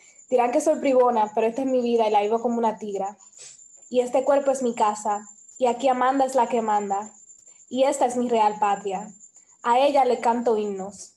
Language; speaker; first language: Spanish; early bilingual, heritage; Spanish